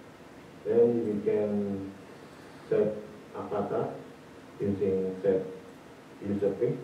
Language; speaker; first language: English; non-native, learner; Indonesian